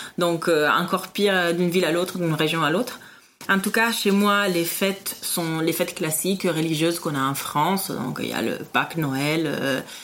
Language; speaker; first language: French; non-native, fluent; Italian